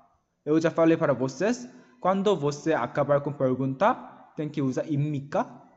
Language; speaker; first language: Portuguese; non-native, learner; Korean